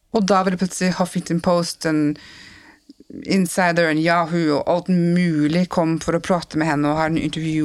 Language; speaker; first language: Norwegian; non-native, fluent; English